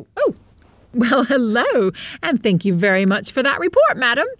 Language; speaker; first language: English; native; English